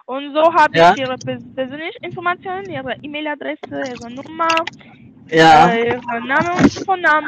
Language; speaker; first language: German; non-native, learner; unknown